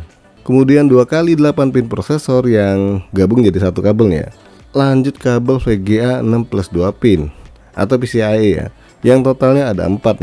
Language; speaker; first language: Indonesian; native; Indonesian